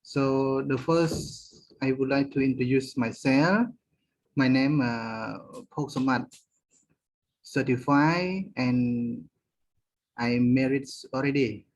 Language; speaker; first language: English; non-native, learner; Khmer